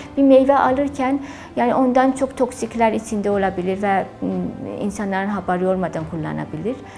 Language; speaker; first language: Turkish; non-native, fluent; Azerbaijani